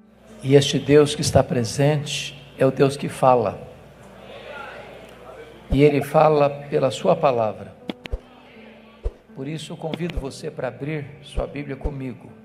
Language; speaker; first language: Portuguese; native; Portuguese